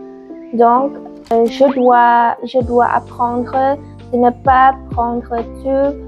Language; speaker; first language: French; non-native, learner; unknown